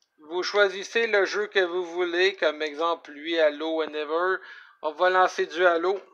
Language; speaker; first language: French; native; French